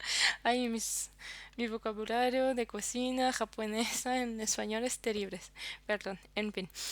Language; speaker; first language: Spanish; non-native, fluent; French